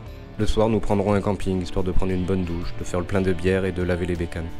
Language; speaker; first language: French; native; French